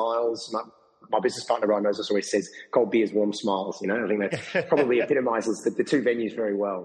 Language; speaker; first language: English; native; English